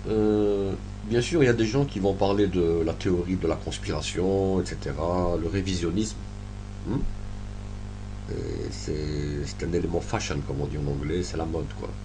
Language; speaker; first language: French; non-native, local second language; Arabic